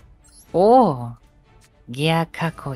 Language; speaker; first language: Japanese; non-native, learner; Indonesian